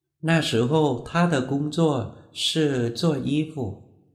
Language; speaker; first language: Chinese; non-native, fluent; Vietnamese